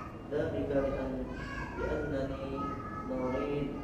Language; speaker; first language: Arabic; non-native, learner; Indonesian